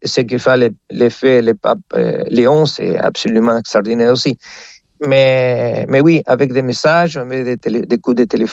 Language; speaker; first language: French; non-native, fluent; Spanish